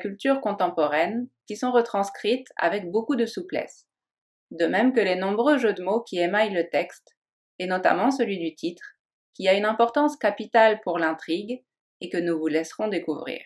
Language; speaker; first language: French; native; French